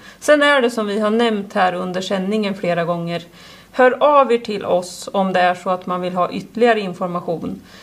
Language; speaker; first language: Swedish; native; Swedish